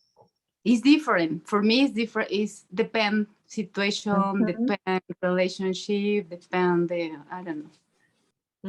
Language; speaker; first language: English; non-native, learner; Spanish